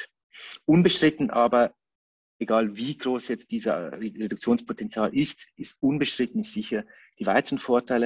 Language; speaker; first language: German; native; German